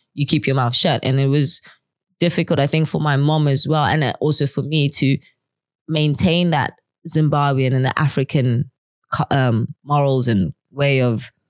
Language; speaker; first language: English; native; English